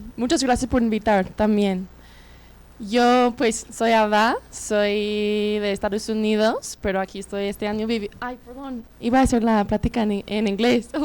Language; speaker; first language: Spanish; non-native, fluent; English